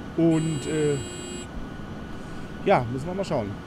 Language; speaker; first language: German; native; German